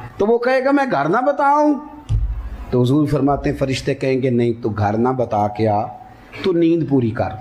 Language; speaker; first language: Urdu; non-native, local second language; Punjabi